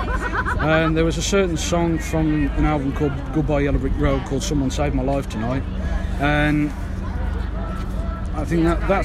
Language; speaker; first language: English; native; English